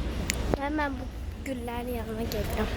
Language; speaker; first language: Turkish; non-native, learner; Azerbaijani